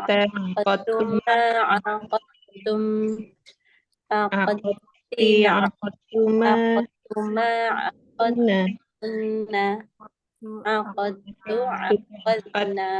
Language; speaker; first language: Arabic; non-native, learner; Indonesian